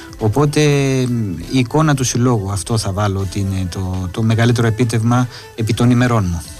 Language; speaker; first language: Greek; native; Greek